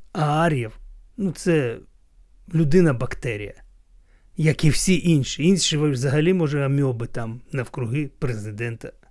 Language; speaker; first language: Ukrainian; non-native, local second language; Russian